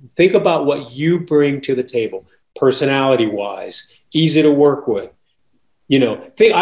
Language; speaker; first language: English; native; English